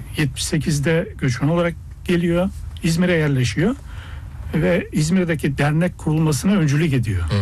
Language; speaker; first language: Turkish; early bilingual, heritage; Turkish